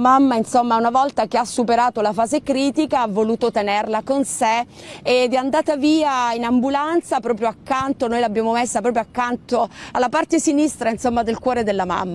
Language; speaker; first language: Italian; native; Italian